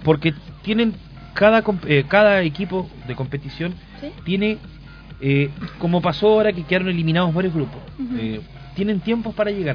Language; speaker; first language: Spanish; native; Spanish